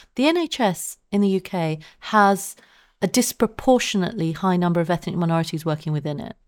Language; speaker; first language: English; native; English